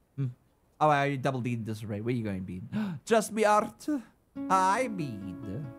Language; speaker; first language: English; native; English